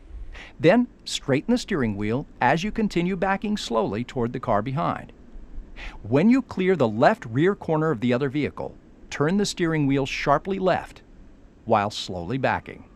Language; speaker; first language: English; native; English